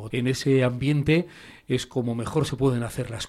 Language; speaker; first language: Spanish; native; Spanish